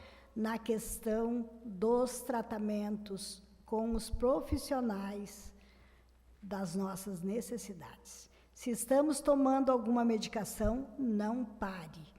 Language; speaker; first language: Portuguese; native; Portuguese